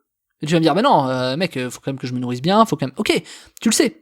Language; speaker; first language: French; native; French